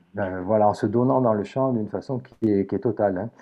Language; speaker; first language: French; native; French